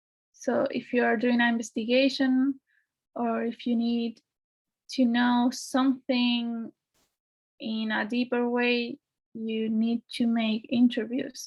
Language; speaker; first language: English; non-native, fluent; Spanish